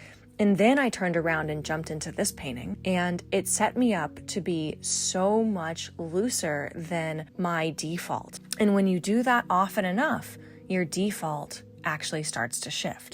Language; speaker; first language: English; native; English